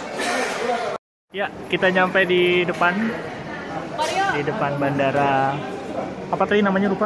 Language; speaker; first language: Indonesian; native; Indonesian